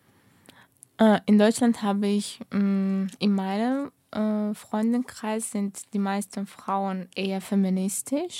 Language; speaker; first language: German; non-native, fluent; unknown